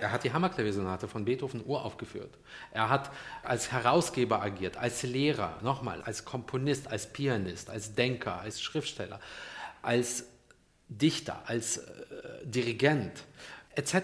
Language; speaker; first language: German; early bilingual, other home language; Russian